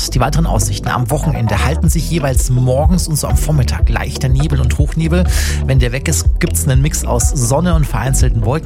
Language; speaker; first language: German; native; German